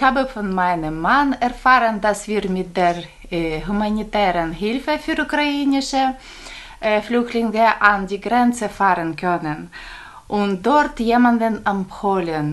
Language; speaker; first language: German; non-native, fluent; Ukrainian